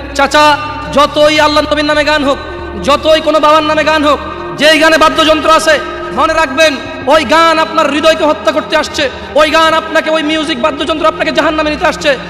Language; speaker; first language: Bangla; early bilingual, heritage; Bangla